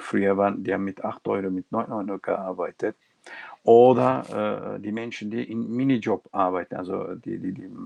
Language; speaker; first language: German; non-native, local second language; Turkish